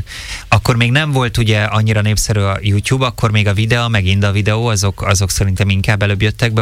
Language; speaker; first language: Hungarian; native; Hungarian